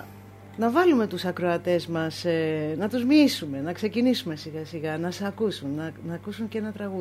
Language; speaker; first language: Greek; native; Greek